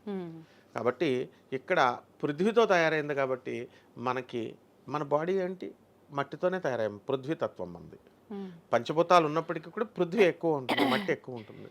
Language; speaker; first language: Telugu; native; Telugu